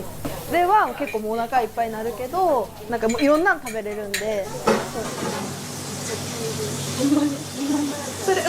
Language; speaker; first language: Japanese; native; Japanese